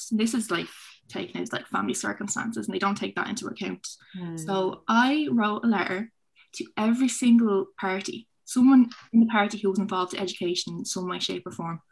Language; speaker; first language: English; native; English